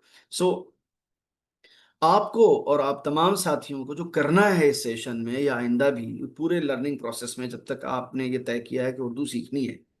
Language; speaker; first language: Hindi; native; Hindi